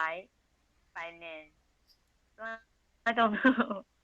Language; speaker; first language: English; non-native, learner; Chinese